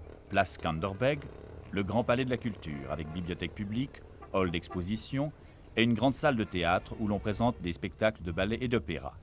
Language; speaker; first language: French; native; French